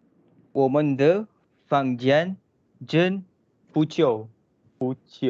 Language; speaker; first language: Chinese; non-native, learner; Malay